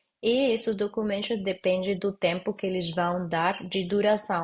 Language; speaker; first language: Portuguese; non-native, learner; Spanish